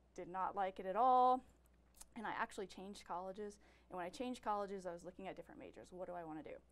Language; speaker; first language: English; native; English